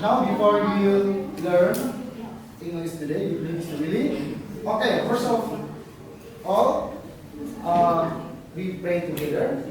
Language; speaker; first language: English; non-native, learner; Indonesian